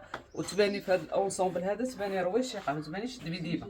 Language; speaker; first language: Arabic; native; Arabic